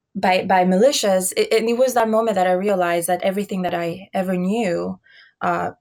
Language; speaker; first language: English; early bilingual, other home language; Albanian